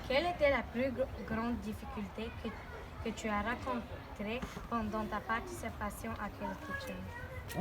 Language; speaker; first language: French; non-native, learner; Bulgarian